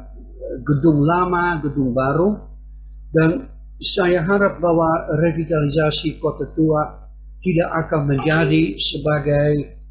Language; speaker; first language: Indonesian; non-native, fluent; Dutch